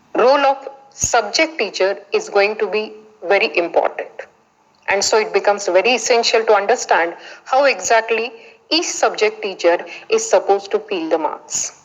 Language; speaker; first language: English; non-native, local second language; Marathi